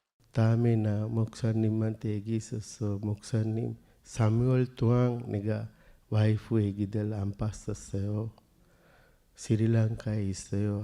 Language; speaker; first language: Korean; non-native, learner; Sinhala